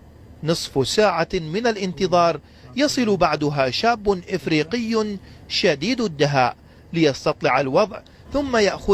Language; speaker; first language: Arabic; native; Arabic